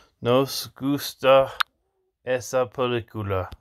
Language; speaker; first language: Spanish; non-native, learner; English